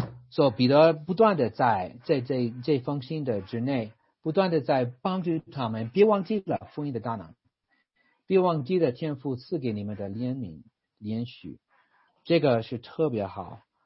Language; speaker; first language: Chinese; non-native, fluent; English